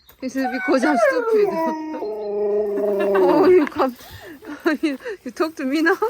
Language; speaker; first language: English; non-native, learner; Korean